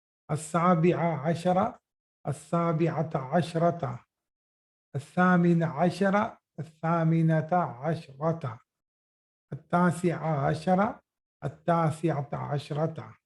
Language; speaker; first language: Arabic; non-native, fluent; Urdu